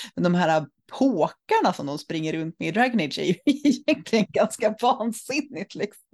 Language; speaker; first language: Swedish; native; Swedish